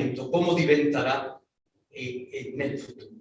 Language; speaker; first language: Italian; non-native, learner; Spanish